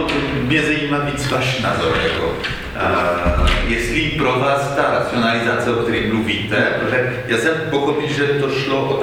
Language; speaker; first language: Czech; non-native, fluent; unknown